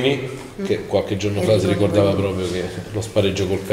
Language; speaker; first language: Italian; native; Italian